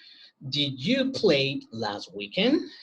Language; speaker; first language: English; non-native, fluent; Spanish